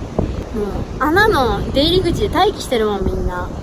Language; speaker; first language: Japanese; native; Japanese